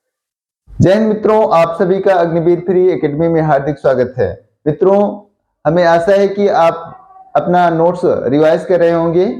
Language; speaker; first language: Hindi; native; Hindi